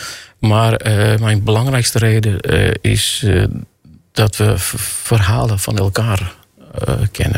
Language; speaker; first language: Dutch; non-native, fluent; Armenian